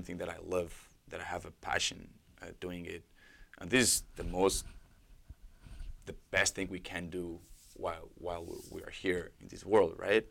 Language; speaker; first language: English; non-native, fluent; Portuguese